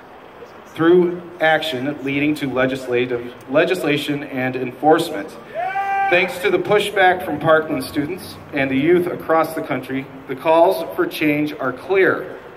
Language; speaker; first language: English; native; English